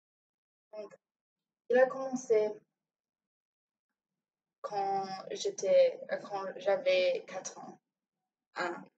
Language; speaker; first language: French; non-native, learner; English